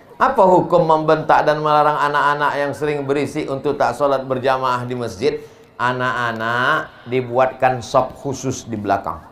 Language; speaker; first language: Indonesian; native; Indonesian